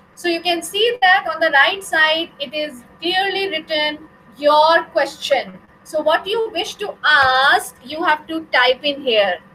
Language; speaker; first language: English; non-native, local second language; Hindi